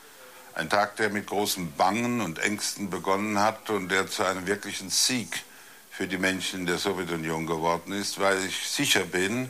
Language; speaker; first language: German; native; German